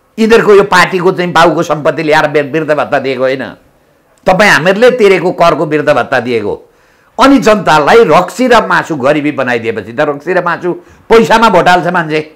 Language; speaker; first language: Nepali; native; Nepali